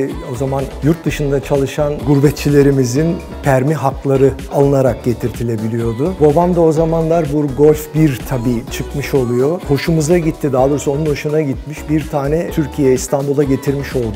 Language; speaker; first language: Turkish; native; Turkish